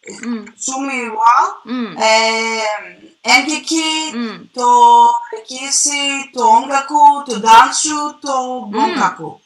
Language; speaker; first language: Japanese; non-native, learner; Greek